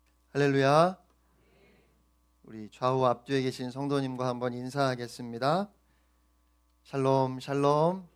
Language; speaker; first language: Korean; native; Korean